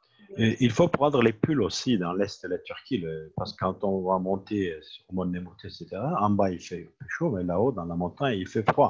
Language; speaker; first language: French; non-native, fluent; Turkish